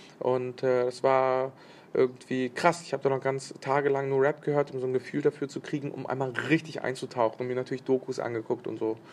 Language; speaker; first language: German; early bilingual, other home language; Bosnian